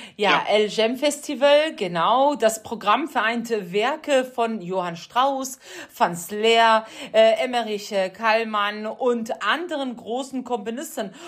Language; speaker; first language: German; non-native, fluent; Arabic